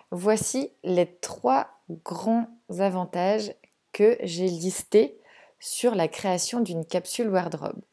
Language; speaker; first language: French; native; French